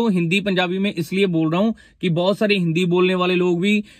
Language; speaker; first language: Hindi; non-native, local second language; Punjabi